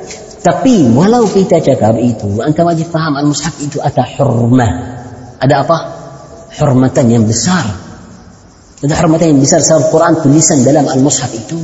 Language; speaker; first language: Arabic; non-native, fluent; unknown